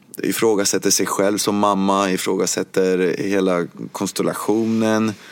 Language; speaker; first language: Swedish; early bilingual, other home language; Spanish